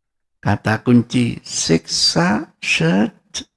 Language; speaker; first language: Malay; non-native, local second language; Javanese